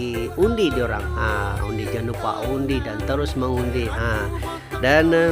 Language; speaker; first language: Malay; native; Malay